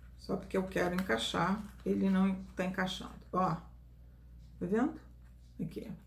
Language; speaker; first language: Portuguese; native; Portuguese